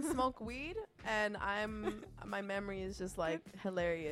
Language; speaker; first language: English; early bilingual, other home language; Spanish